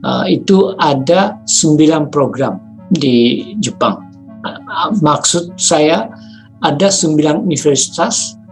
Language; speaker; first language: Indonesian; non-native, fluent; Japanese